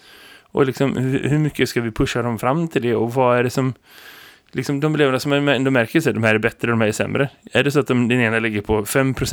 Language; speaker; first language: Swedish; native; Swedish